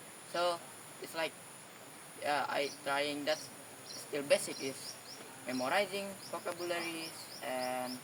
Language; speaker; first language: English; non-native, learner; Indonesian